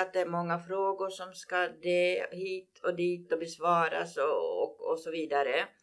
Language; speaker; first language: Swedish; native; Swedish